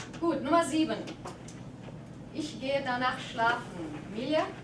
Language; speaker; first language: German; non-native, fluent; English